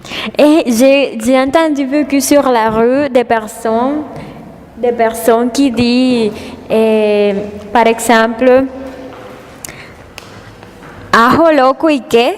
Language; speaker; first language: French; non-native, learner; Spanish